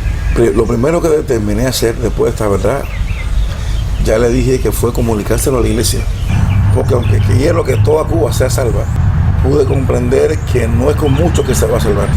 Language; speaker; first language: Spanish; native; Spanish